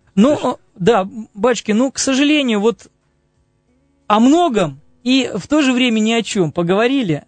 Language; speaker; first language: Russian; native; Russian